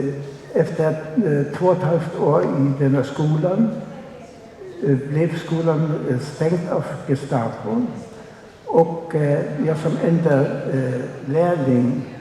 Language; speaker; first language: Swedish; non-native, fluent; German